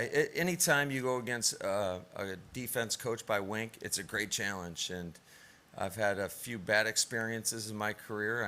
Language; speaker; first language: English; native; English